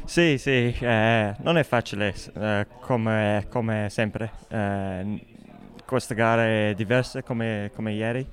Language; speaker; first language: Italian; non-native, learner; English